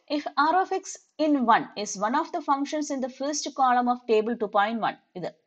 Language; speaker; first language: English; non-native, local second language; Malayalam